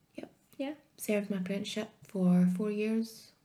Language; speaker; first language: English; native; English